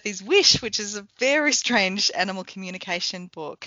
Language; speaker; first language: English; native; English